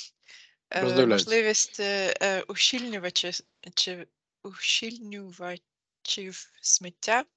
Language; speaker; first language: Ukrainian; non-native, fluent; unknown